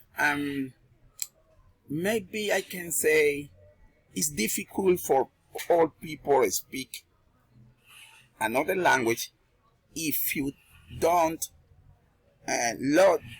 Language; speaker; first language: English; non-native, learner; Spanish